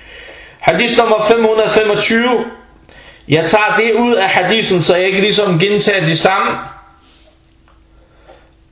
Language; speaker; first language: Danish; early bilingual, other home language; Arabic